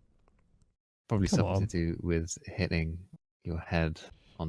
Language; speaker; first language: English; native; English